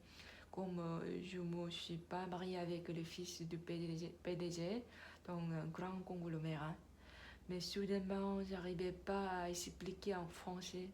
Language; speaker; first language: French; non-native, learner; Korean